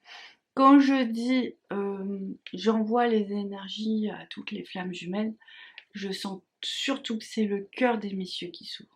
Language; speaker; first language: French; native; French